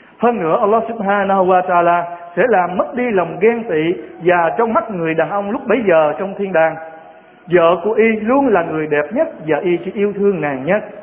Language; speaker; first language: Vietnamese; non-native, local second language; Western Cham